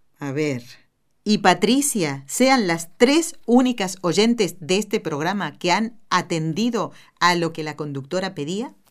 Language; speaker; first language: Spanish; native; Spanish